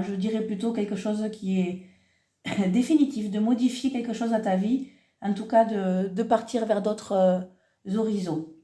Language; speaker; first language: French; native; French